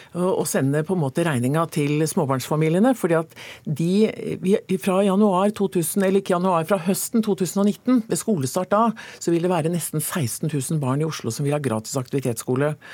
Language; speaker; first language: Norwegian; native; Norwegian